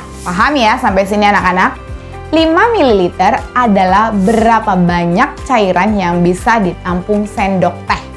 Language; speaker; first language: Indonesian; native; Indonesian